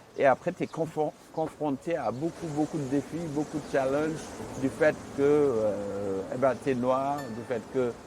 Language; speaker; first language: French; non-native, local second language; Wolof